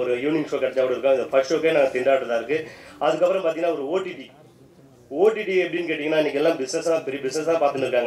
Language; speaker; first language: Tamil; native; Tamil